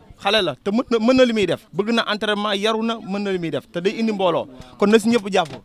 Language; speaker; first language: Wolof; native; Wolof